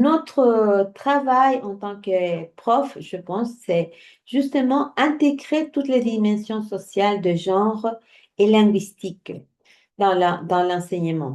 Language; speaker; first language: French; non-native, fluent; Spanish